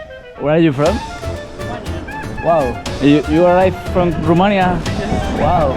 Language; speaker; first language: English; non-native, learner; Spanish